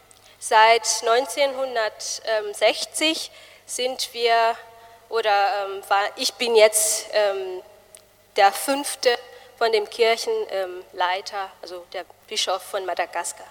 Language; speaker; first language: German; non-native, fluent; Malagasy